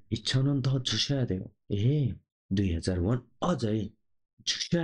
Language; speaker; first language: Korean; non-native, local second language; Nepali